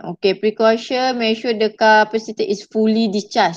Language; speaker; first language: English; non-native, local second language; Malay